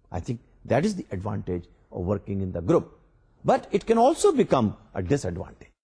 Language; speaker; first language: English; non-native, local second language; Urdu